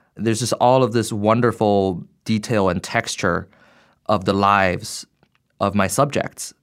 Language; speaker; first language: English; non-native, fluent; Chinese